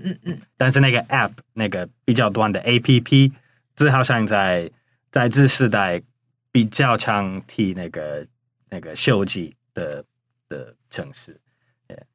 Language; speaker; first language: Chinese; non-native, fluent; English